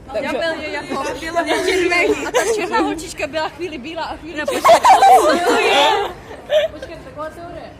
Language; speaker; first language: Czech; non-native, learner; Ukrainian